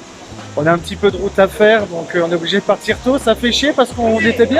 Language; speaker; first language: French; native; French